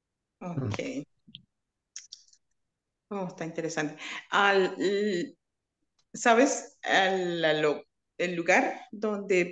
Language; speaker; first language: Spanish; early bilingual, other home language; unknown